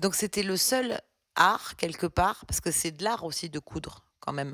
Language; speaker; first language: French; native; French